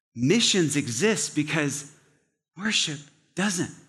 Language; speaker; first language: English; native; English